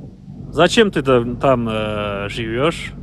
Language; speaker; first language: Russian; non-native, local second language; Kazakh